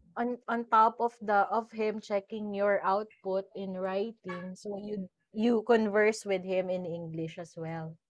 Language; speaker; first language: English; non-native, local second language; Filipino